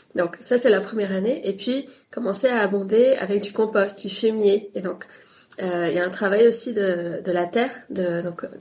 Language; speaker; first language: French; native; French